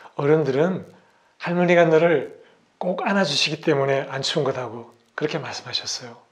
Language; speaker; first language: Korean; native; Korean